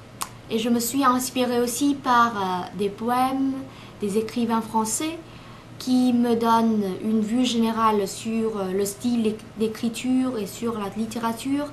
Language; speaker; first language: French; non-native, learner; Vietnamese